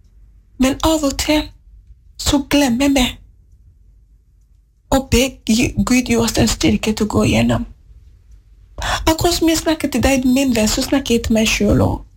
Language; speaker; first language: Norwegian; non-native, fluent; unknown